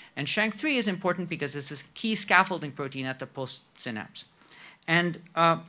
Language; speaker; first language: English; non-native, fluent; Spanish